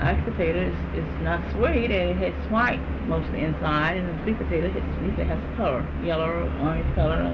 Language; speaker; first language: English; native; English